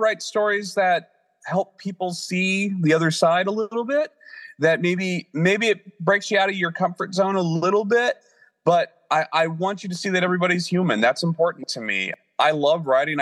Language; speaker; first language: English; native; English